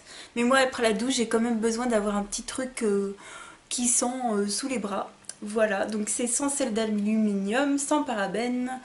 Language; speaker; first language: French; native; French